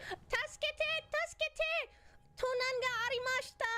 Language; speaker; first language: Japanese; non-native, learner; English